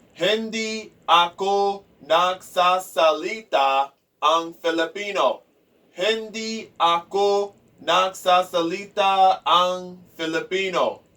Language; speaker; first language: Filipino; non-native, learner; English